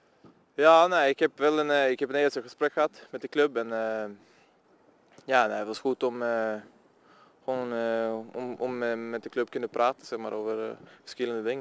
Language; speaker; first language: Dutch; non-native, fluent; Swedish